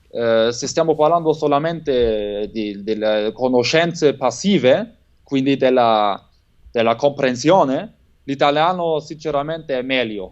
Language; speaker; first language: Italian; non-native, fluent; German